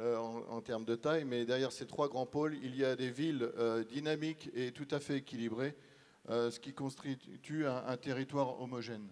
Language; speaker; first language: French; native; French